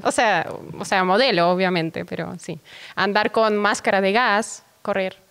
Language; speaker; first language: Spanish; non-native, fluent; Russian